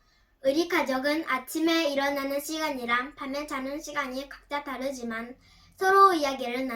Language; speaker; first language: Korean; early bilingual, heritage; Korean